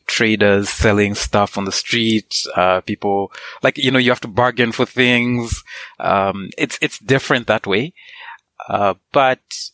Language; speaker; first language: English; non-native, local second language; Nyanja